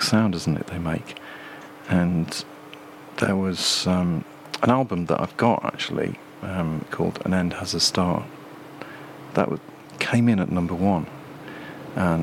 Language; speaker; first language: English; native; English